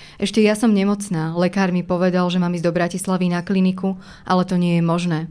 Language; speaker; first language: Slovak; native; Slovak